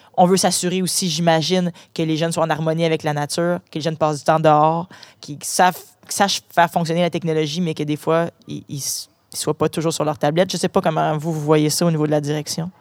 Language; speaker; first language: French; native; French